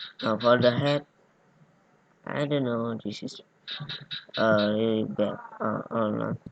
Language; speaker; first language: English; non-native, learner; Indonesian